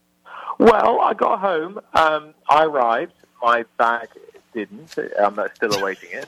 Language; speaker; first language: English; native; English